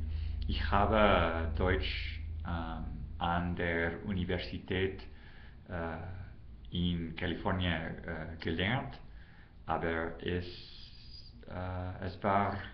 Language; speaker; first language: German; non-native, learner; English